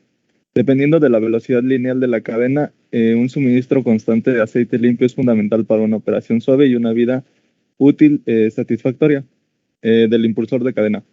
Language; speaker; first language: Spanish; native; Spanish